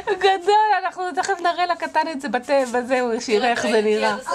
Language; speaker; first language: Hebrew; native; Hebrew